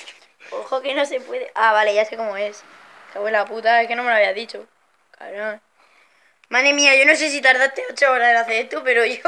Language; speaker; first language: Spanish; native; Spanish